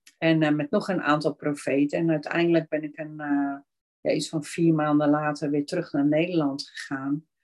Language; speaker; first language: Dutch; native; Dutch